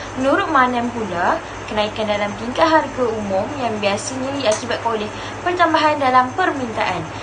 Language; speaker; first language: Malay; native; Malay